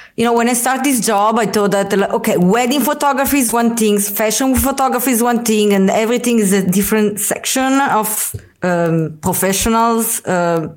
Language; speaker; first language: English; non-native, fluent; Italian